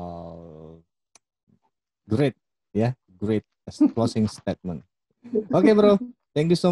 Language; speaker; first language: English; non-native, fluent; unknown